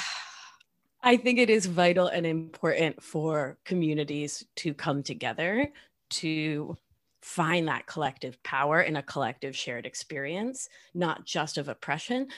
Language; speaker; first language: English; non-native, fluent; Spanish